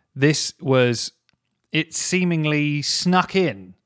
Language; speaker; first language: English; native; English